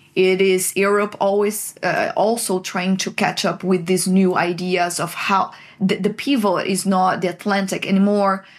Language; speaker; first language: English; non-native, fluent; Portuguese